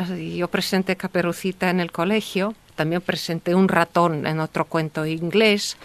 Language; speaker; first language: Spanish; early bilingual, heritage; Russian